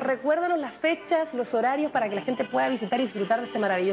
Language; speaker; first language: Spanish; native; Spanish